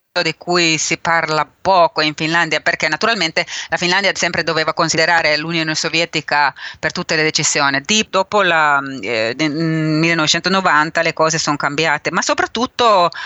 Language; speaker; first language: Italian; non-native, fluent; Finnish